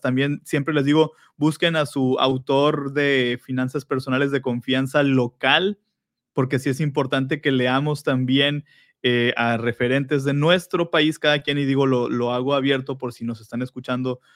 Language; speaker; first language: Spanish; native; Spanish